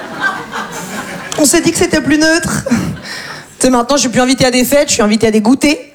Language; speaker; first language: French; native; French